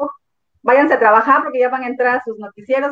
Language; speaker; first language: Spanish; native; Spanish